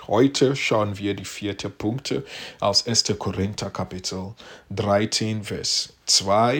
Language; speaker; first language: German; non-native, fluent; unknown